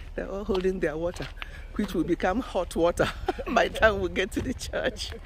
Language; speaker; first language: English; non-native, local second language; Igbo